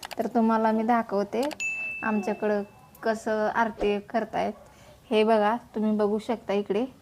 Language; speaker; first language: Marathi; native; Marathi